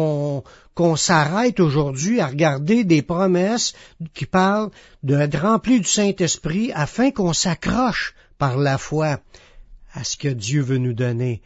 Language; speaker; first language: French; native; French